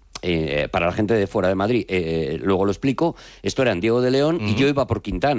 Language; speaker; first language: Spanish; native; Spanish